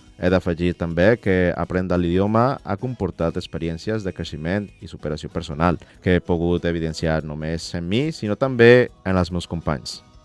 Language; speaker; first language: Catalan; non-native, fluent; Spanish